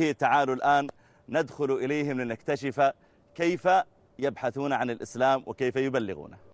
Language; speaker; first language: Arabic; native; Arabic